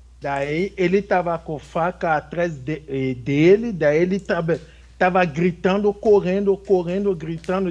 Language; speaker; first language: Portuguese; non-native, fluent; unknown